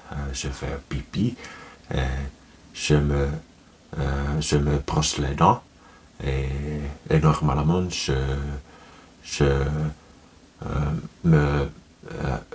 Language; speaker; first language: French; non-native, learner; Finnish